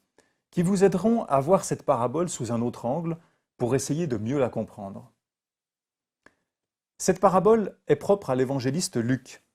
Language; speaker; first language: French; native; French